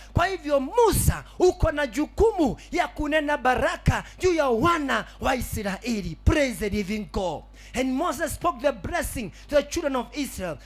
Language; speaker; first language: Swahili; native; Swahili